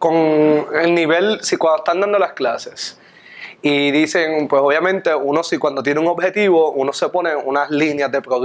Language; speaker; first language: Spanish; native; Spanish